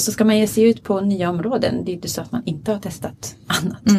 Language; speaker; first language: Swedish; native; Swedish